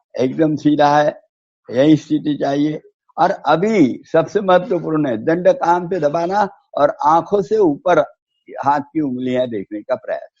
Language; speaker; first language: Hindi; non-native, local second language; Marathi